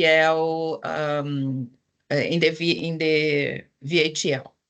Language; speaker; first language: English; non-native, fluent; Portuguese